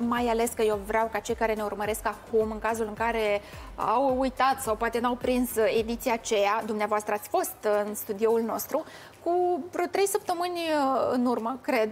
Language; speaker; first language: Romanian; native; Romanian